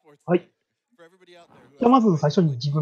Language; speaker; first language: Japanese; native; Japanese